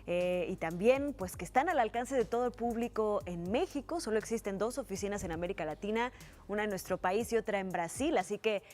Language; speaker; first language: Spanish; native; Spanish